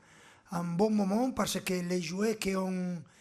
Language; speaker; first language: French; non-native, learner; Spanish